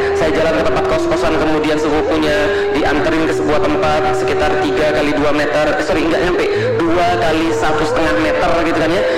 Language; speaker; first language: Indonesian; native; Indonesian